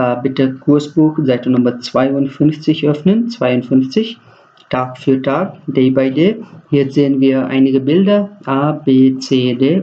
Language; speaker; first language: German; non-native, fluent; Nepali